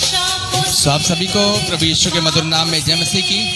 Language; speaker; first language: Hindi; native; Hindi